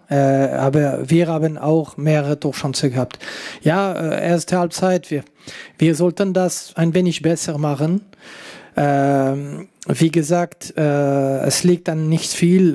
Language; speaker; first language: German; non-native, local second language; French